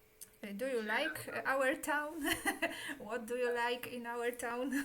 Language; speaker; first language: English; non-native, learner; Polish